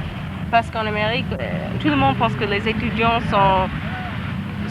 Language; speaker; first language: French; non-native, learner; English